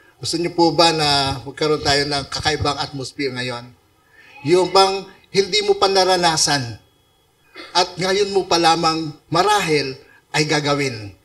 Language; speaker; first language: Filipino; non-native, local second language; Iloko